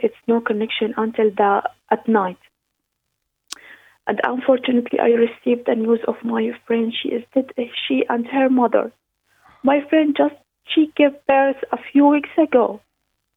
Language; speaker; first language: English; non-native, learner; Arabic